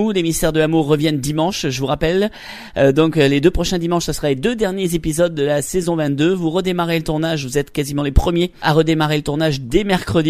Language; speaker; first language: French; native; French